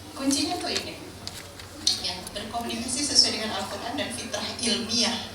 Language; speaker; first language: Indonesian; native; Indonesian